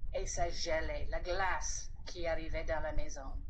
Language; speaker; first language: French; non-native, fluent; English